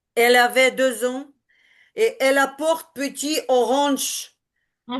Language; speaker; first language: French; non-native, learner; Ukrainian